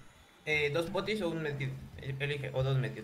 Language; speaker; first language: Spanish; native; Spanish